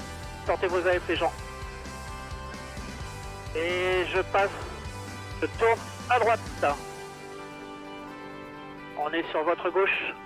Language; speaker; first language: French; native; French